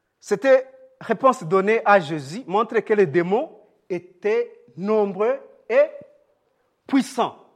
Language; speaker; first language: French; non-native, local second language; Rundi